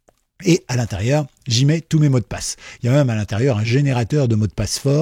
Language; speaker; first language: French; native; French